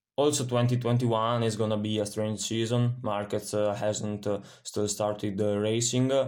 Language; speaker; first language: English; non-native, fluent; Italian